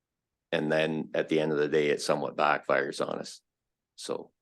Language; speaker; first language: English; native; English